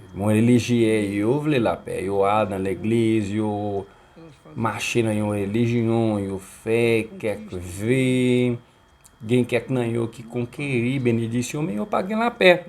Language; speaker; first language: Haitian Creole; native; Haitian Creole